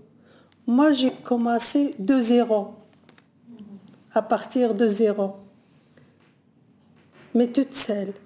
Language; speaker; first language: French; non-native, learner; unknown